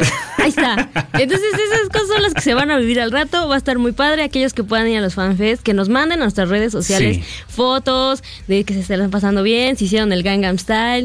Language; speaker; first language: Spanish; native; Spanish